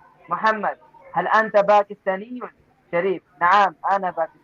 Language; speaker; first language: Arabic; non-native, learner; Bangla